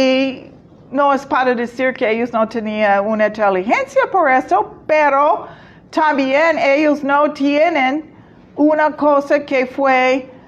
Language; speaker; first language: Spanish; non-native, fluent; English